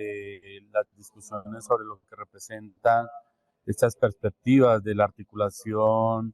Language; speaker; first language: Spanish; native; Spanish